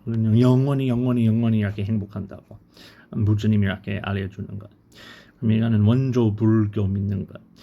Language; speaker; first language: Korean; non-native, learner; English